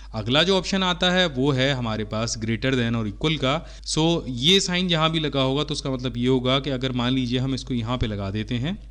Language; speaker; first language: Hindi; native; Hindi